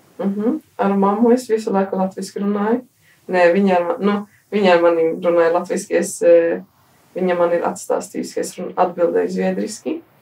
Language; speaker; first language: Latvian; early bilingual, heritage; Latvian